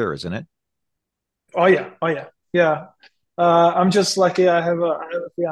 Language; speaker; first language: English; non-native, fluent; Czech